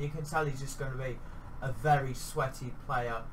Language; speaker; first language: English; native; English